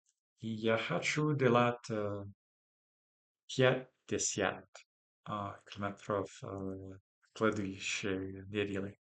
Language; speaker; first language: Russian; non-native, learner; English